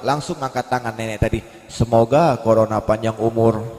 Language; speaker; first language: Indonesian; native; Indonesian